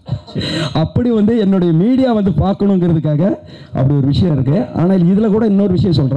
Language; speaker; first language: Tamil; native; Tamil